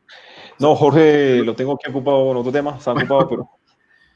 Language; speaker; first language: Spanish; native; Spanish